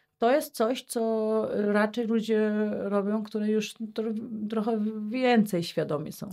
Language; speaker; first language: Polish; early bilingual, heritage; Polish